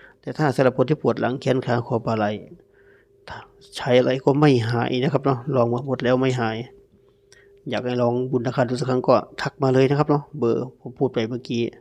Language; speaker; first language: Thai; native; Thai